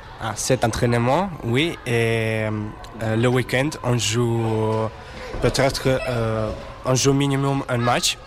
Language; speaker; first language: French; non-native, learner; Romanian